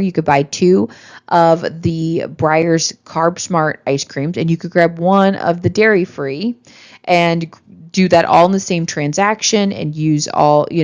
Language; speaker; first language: English; native; English